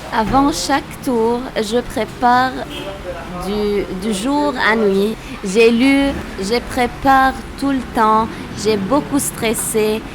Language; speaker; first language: French; non-native, local second language; Arabic